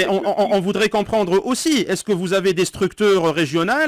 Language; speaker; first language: French; non-native, local second language; Arabic